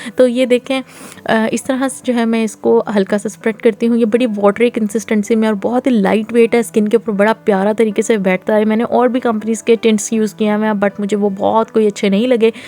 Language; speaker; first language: Urdu; native; Urdu